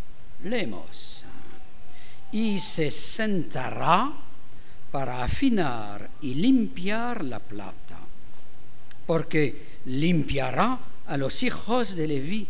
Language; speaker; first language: Spanish; non-native, fluent; French